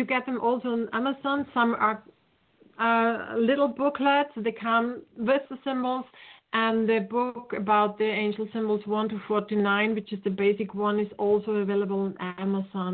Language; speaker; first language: English; non-native, fluent; German